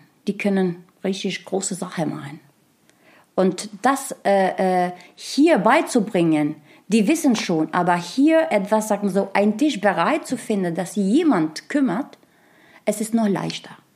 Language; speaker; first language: German; non-native, learner; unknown